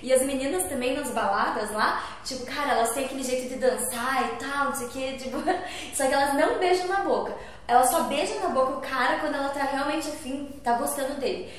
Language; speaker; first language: Portuguese; native; Portuguese